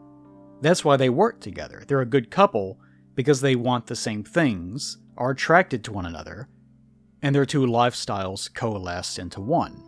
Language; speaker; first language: English; native; English